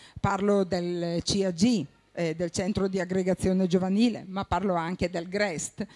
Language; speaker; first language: Italian; native; Italian